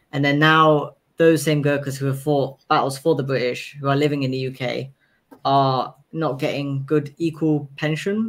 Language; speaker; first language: English; native; English